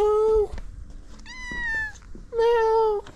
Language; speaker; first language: English; non-native, fluent; Nepali